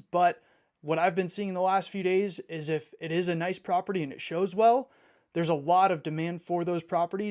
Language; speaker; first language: English; native; English